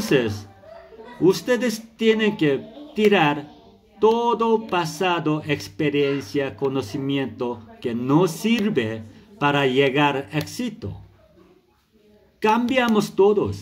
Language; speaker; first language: Spanish; non-native, learner; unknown